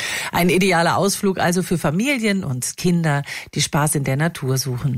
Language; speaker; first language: German; native; German